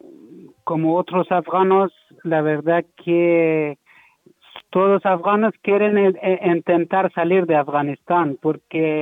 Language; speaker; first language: Spanish; non-native, learner; Persian